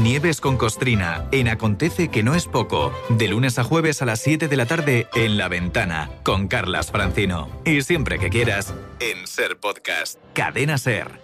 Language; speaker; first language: Spanish; native; Spanish